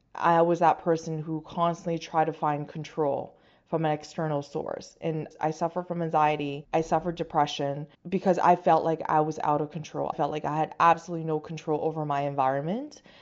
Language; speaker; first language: English; non-native, fluent; Chinese